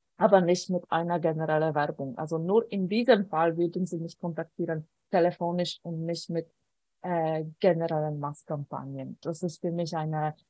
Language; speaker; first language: German; non-native, fluent; Polish